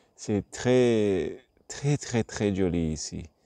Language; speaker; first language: French; non-native, learner; Spanish